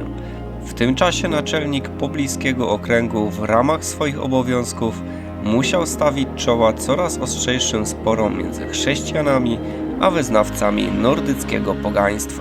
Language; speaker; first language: Polish; native; Polish